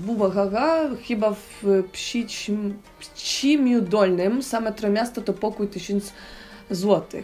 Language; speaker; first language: Polish; non-native, learner; Ukrainian